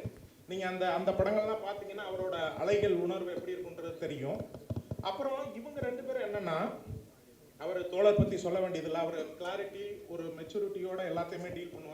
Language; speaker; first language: Tamil; native; Tamil